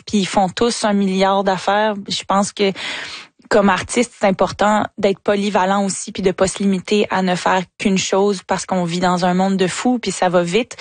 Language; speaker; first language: French; native; French